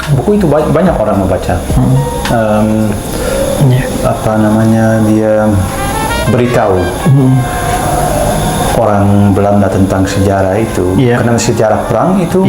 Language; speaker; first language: Indonesian; non-native, fluent; Dutch